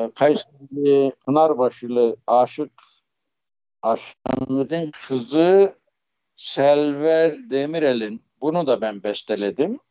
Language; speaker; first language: Turkish; native; Turkish